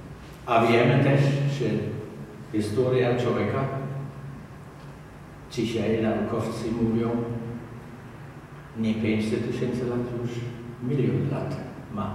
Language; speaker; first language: Polish; non-native, learner; German